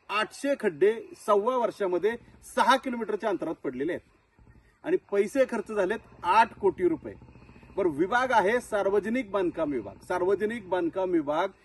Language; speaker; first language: Marathi; native; Marathi